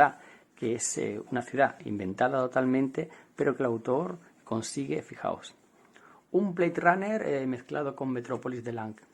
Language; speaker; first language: Spanish; native; Spanish